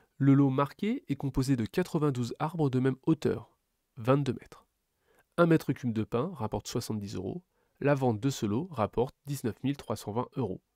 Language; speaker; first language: French; native; French